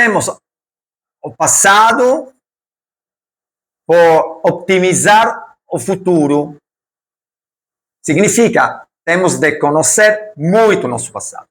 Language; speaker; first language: Portuguese; non-native, learner; Italian